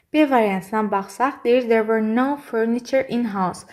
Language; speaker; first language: English; non-native, fluent; Azerbaijani